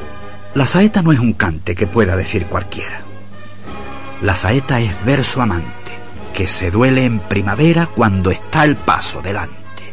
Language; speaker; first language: Spanish; native; Spanish